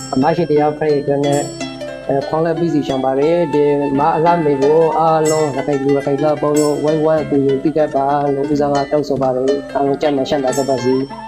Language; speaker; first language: Burmese; native; Burmese